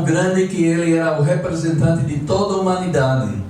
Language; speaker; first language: Portuguese; non-native, fluent; English